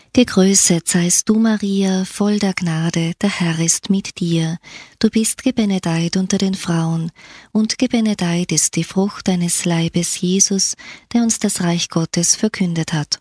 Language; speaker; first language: German; native; German